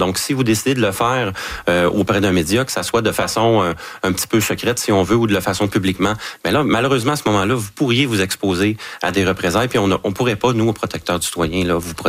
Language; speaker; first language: French; native; French